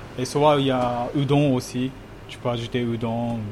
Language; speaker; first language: French; non-native, learner; Japanese